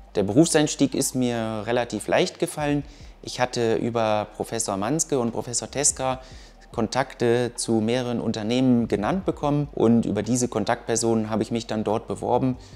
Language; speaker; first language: German; native; German